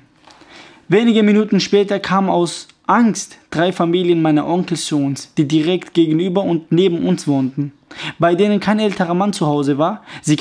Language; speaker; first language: German; early bilingual, other home language; Kurdish